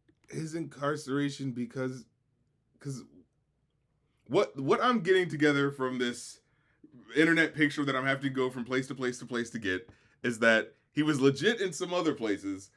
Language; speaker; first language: English; native; English